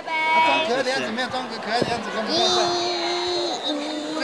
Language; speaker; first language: Chinese; native; Chinese